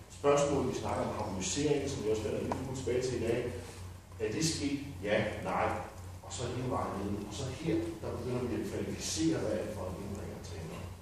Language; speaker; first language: Danish; native; Danish